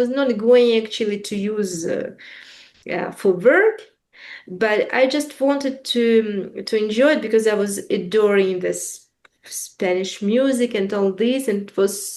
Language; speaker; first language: English; non-native, fluent; Russian